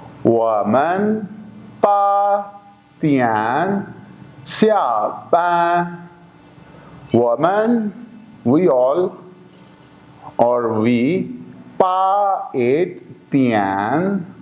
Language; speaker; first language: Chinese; non-native, fluent; Urdu